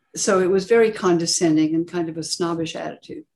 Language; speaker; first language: English; native; English